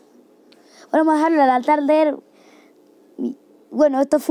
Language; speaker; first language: Spanish; native; Spanish